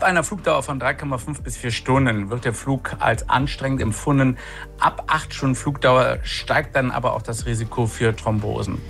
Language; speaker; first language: German; native; German